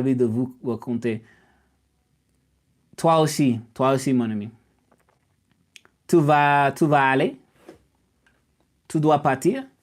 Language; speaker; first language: French; non-native, learner; English